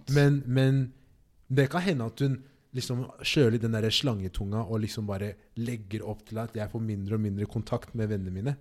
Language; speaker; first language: Norwegian; early bilingual, other home language; Igbo